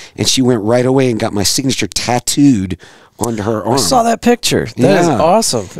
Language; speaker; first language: English; native; English